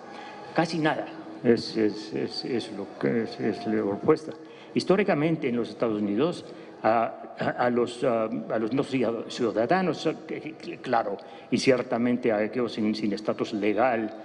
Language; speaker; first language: Spanish; non-native, fluent; English